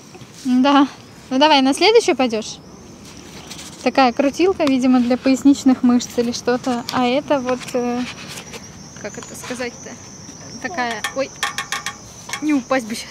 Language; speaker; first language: Russian; native; Russian